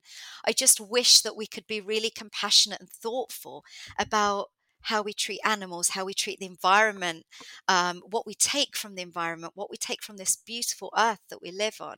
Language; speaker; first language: English; non-native, local second language; Greek